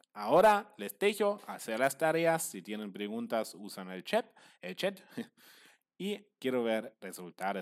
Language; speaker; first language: Spanish; non-native, fluent; German